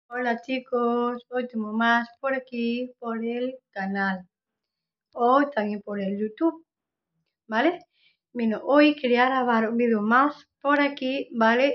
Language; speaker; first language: Spanish; non-native, local second language; Catalan